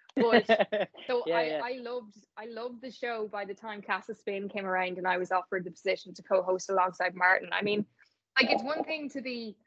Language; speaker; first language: English; native; English